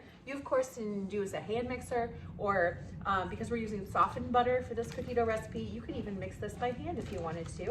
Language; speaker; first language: English; native; English